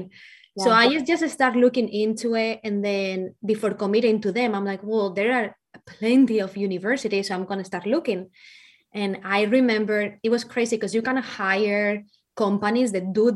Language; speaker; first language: English; non-native, fluent; Spanish